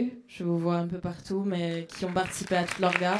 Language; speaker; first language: French; native; French